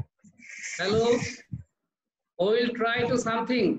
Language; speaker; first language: English; non-native, learner; Bangla